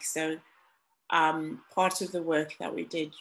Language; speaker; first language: English; non-native, local second language; Shona